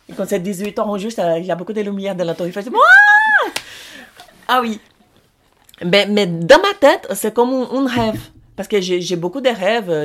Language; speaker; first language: French; non-native, learner; Portuguese